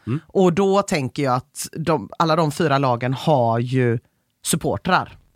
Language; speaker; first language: Swedish; native; Swedish